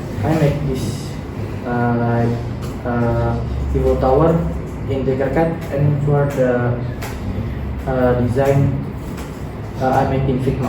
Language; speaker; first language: English; non-native, learner; Indonesian